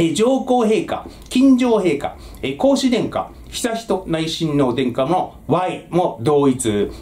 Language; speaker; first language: Japanese; native; Japanese